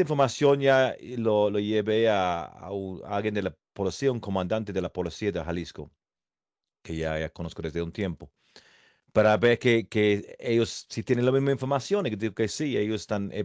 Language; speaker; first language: Spanish; non-native, fluent; English